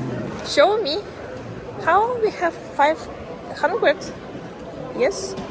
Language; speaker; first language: English; non-native, learner; Russian